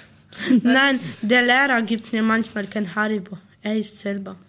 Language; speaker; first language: German; early bilingual, other home language; Polish